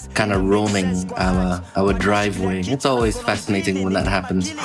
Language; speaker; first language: English; non-native, local second language; Kikuyu